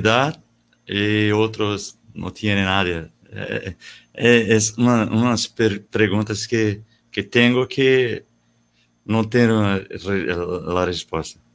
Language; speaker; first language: Spanish; non-native, learner; Portuguese